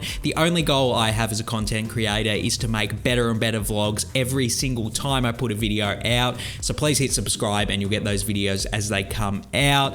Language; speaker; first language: English; native; English